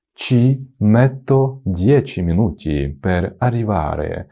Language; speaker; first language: Italian; non-native, fluent; Ukrainian